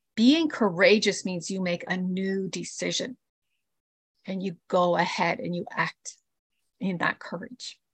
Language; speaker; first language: English; early bilingual, other home language; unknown